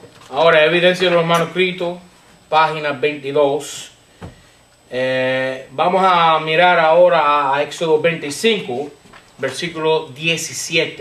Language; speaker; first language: Spanish; non-native, fluent; English